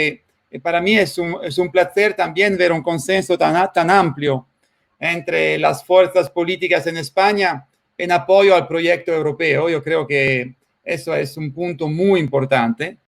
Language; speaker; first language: Spanish; non-native, fluent; Italian